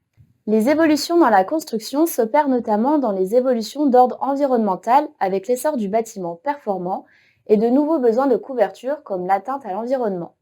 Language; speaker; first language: French; native; French